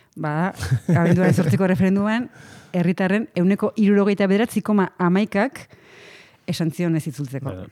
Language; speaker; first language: Basque; native; Basque